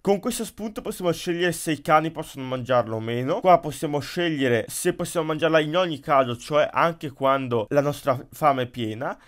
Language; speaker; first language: Italian; native; Italian